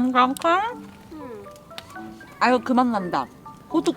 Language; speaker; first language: Korean; native; Korean